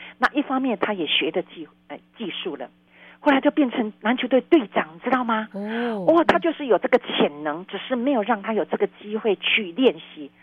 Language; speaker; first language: Chinese; non-native, local second language; Hakka Chinese